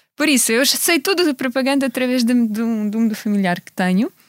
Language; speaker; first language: Portuguese; non-native, fluent; Russian